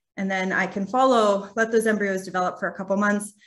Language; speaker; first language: English; native; English